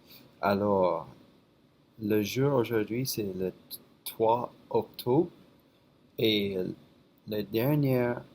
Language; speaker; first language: French; non-native, fluent; English